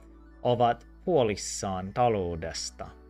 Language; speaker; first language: Finnish; non-native, learner; English